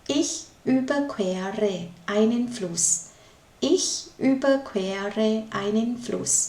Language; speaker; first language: German; non-native, learner; Thai